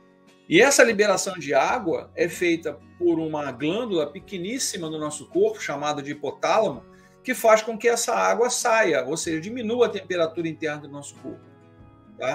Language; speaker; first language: Portuguese; native; Portuguese